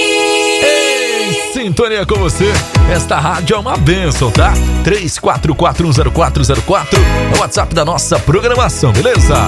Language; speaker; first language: Portuguese; native; Portuguese